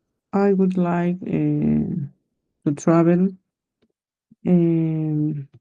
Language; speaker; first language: English; non-native, learner; Spanish